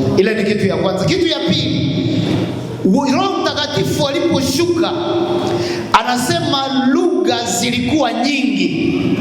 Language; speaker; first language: Swahili; native; Swahili